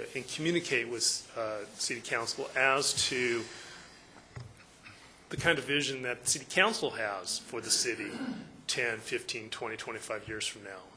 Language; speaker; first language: English; native; English